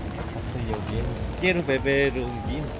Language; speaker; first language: Spanish; non-native, learner; Korean